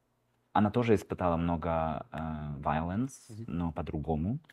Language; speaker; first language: Russian; early bilingual, heritage; Russian